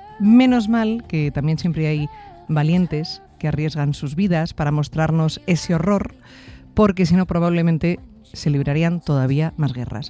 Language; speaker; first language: Spanish; native; Spanish